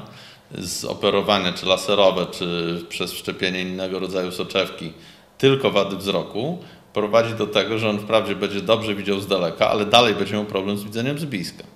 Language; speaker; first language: Polish; native; Polish